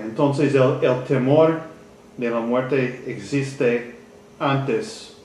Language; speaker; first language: Spanish; non-native, learner; English